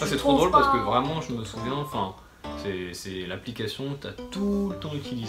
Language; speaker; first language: French; native; French